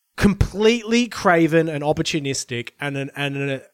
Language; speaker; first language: English; native; English